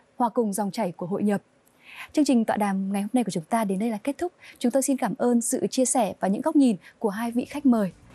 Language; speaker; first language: Vietnamese; native; Vietnamese